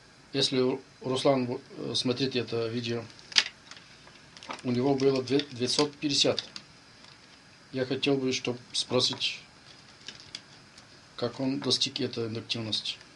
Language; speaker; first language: Russian; non-native, learner; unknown